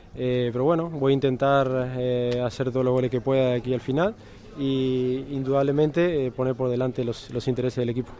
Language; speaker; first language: Spanish; native; Spanish